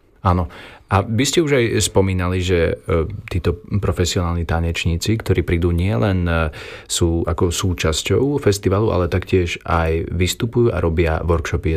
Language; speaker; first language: Slovak; native; Slovak